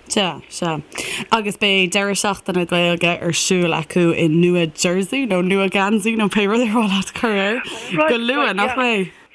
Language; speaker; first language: Irish; native; Irish